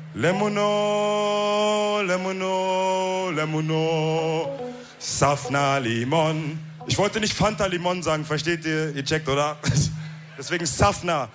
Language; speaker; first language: German; early bilingual, other home language; Wolof